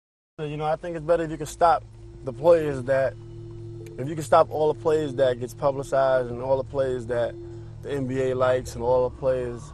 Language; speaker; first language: English; native; English